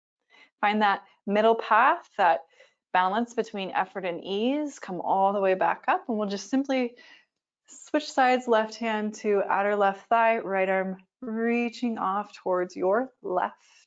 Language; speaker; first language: English; native; English